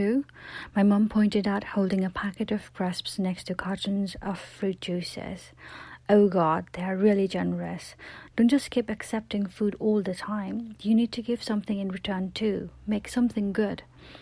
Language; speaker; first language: English; non-native, local second language; Nepali